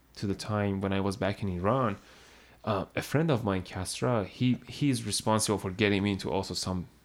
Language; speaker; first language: English; non-native, fluent; Persian